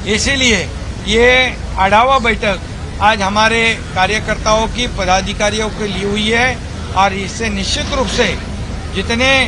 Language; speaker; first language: Hindi; non-native, local second language; Marathi